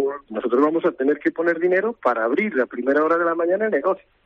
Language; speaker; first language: Spanish; native; Spanish